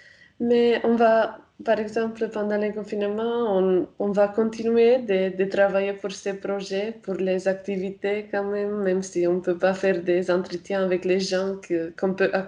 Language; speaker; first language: French; non-native, fluent; Romanian